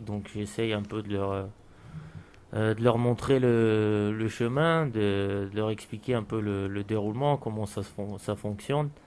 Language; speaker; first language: French; native; French